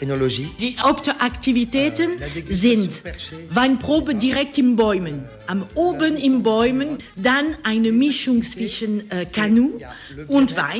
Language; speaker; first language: German; non-native, learner; French